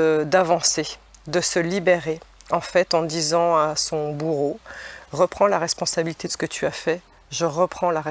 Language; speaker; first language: French; native; French